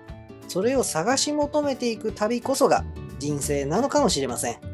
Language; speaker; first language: Japanese; native; Japanese